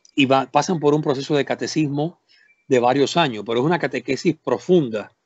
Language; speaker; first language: Spanish; native; Spanish